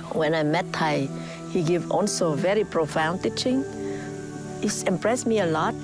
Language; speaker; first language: English; non-native, fluent; Vietnamese